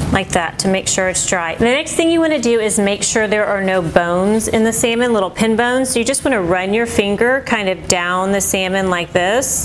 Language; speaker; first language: English; native; English